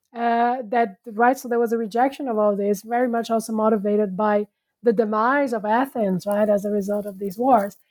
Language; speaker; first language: English; non-native, fluent; Portuguese